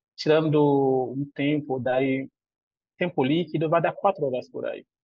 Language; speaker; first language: Portuguese; non-native, fluent; Haitian Creole